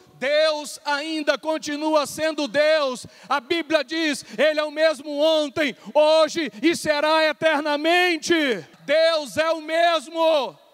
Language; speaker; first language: Portuguese; native; Portuguese